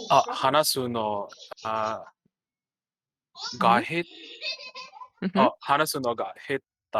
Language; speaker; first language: Japanese; non-native, learner; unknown